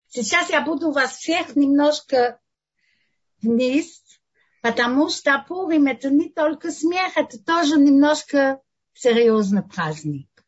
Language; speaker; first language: Russian; non-native, learner; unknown